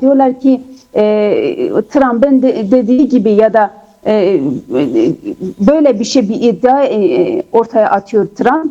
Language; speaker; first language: Turkish; non-native, fluent; Kurdish